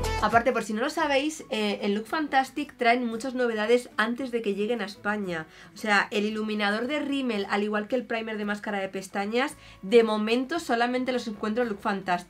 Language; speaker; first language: Spanish; native; Spanish